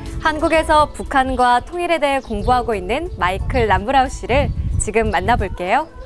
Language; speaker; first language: Korean; native; Korean